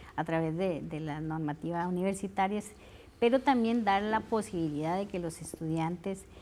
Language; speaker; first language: Spanish; native; Spanish